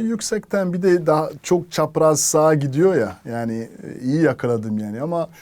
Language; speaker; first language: Turkish; non-native, fluent; French